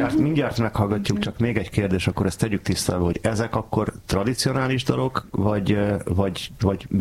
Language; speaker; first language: Hungarian; native; Hungarian